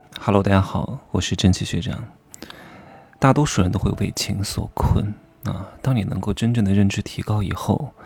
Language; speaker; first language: Chinese; native; Chinese